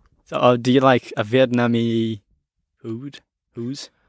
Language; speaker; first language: English; non-native, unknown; Japanese